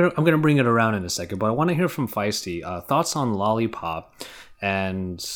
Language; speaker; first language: English; early bilingual, other home language; Filipino